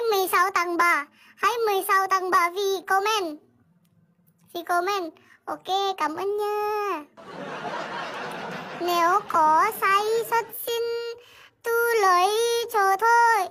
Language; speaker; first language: Vietnamese; non-native, learner; Indonesian